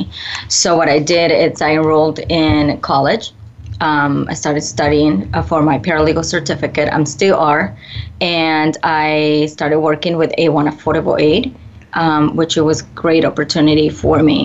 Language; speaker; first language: English; early bilingual, other home language; Spanish